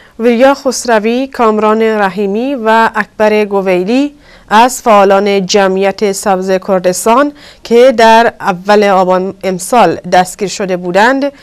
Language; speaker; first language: Persian; non-native, local second language; Kurdish